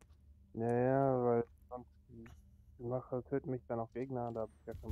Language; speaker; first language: German; native; German